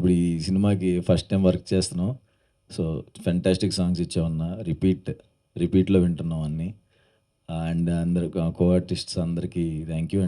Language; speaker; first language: Telugu; native; Telugu